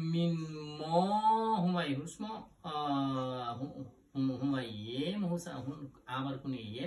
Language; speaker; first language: Danish; non-native, learner; Nepali